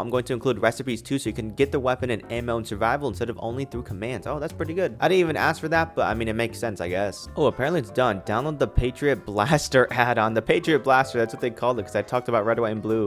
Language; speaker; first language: English; native; English